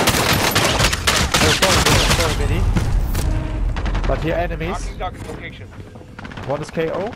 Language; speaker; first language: English; non-native, learner; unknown